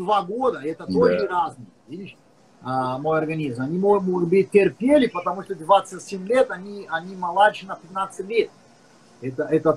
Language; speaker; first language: Russian; non-native, learner; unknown